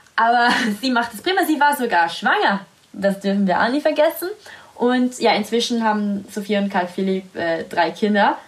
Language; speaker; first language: German; non-native, fluent; Italian